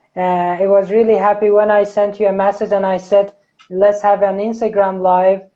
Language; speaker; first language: English; non-native, fluent; Persian